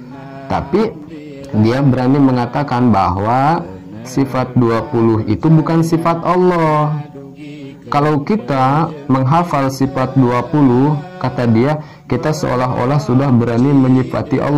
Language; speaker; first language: Indonesian; non-native, local second language; Sundanese